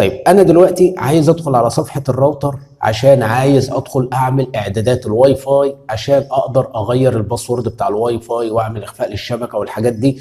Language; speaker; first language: Arabic; native; Arabic